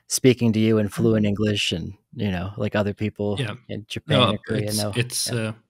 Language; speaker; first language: English; native; English